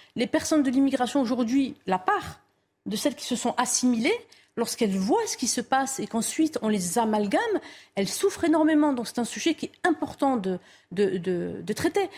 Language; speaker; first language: French; non-native, local second language; Arabic